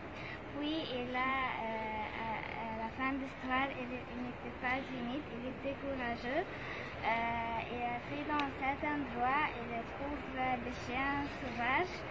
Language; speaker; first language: French; non-native, learner; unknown